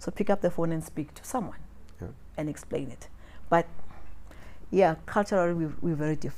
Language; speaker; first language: English; non-native, local second language; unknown